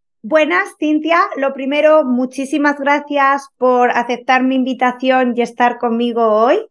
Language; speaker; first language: Spanish; native; Spanish